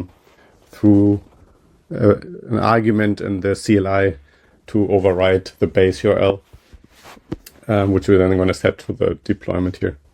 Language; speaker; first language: English; non-native, fluent; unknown